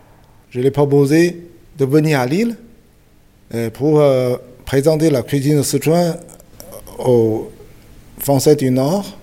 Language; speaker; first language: French; non-native, fluent; Chinese